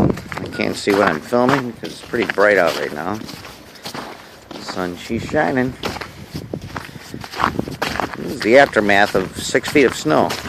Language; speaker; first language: English; native; English